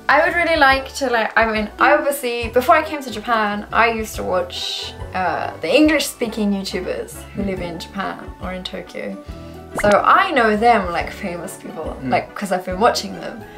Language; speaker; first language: English; native; English